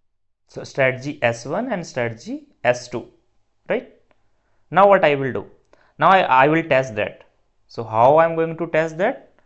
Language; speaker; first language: English; non-native, local second language; Hindi